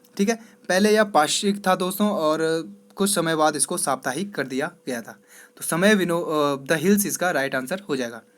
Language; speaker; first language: Hindi; native; Hindi